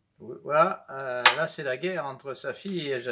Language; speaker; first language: French; native; French